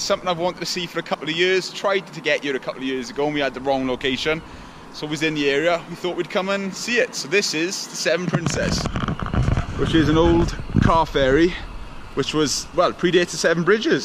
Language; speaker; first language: English; native; English